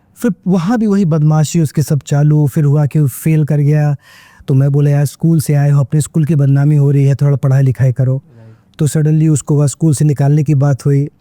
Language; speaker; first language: Hindi; native; Hindi